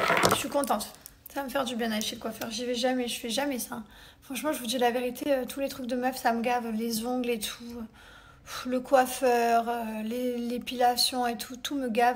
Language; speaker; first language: French; native; French